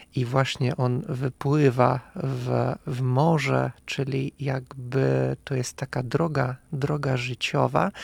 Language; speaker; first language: Polish; non-native, fluent; Russian